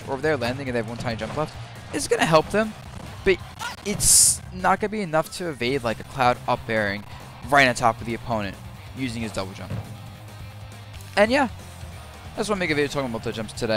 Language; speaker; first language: English; native; English